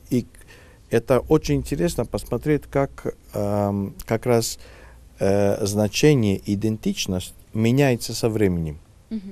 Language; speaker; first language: Russian; non-native, fluent; Greek